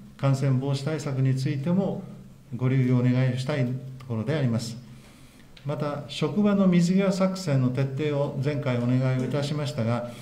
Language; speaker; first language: Japanese; native; Japanese